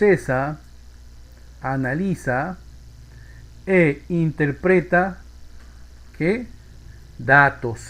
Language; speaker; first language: Spanish; native; Spanish